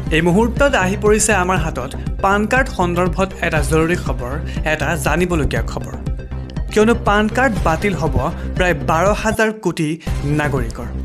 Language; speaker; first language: Assamese; non-native, local second language; Bangla